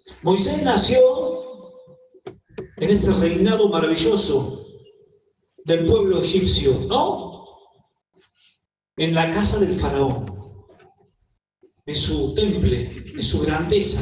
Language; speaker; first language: Spanish; native; Spanish